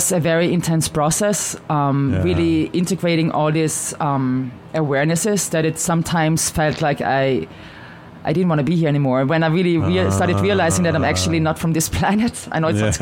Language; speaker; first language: English; non-native, fluent; German